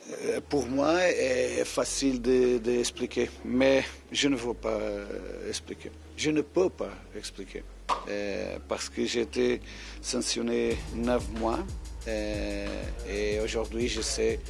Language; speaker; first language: French; non-native, fluent; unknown